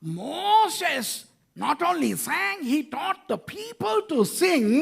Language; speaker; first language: English; non-native, local second language; Sinhala